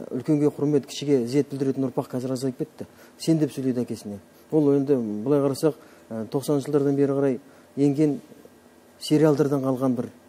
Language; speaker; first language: Kazakh; native; Kazakh